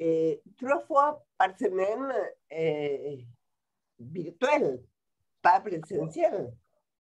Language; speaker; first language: French; non-native, fluent; Spanish